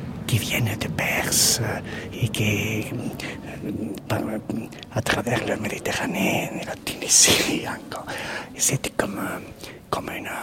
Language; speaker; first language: French; non-native, fluent; Spanish